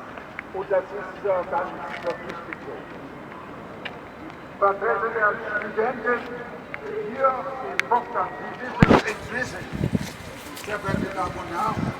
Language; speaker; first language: German; non-native, learner; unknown